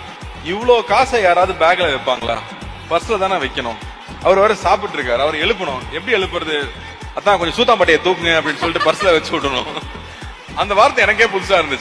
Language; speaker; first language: Tamil; native; Tamil